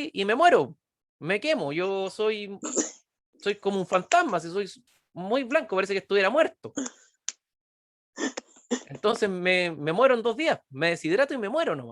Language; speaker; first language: Spanish; native; Spanish